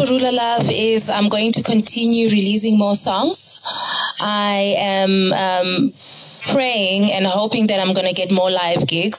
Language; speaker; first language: English; non-native, local second language; Zulu